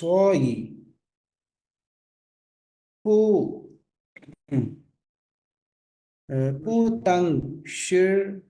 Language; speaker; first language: Chinese; non-native, learner; Urdu